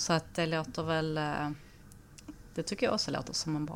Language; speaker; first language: Swedish; native; Swedish